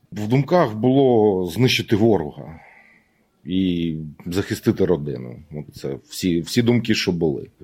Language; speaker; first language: Ukrainian; native; Ukrainian